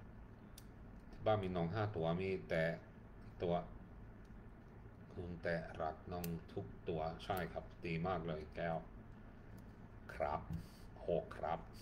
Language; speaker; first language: Thai; non-native, learner; Swedish